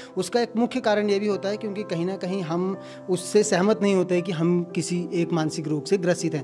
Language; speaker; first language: Hindi; native; Hindi